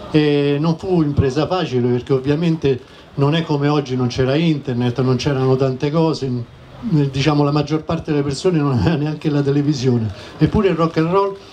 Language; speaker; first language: Italian; native; Italian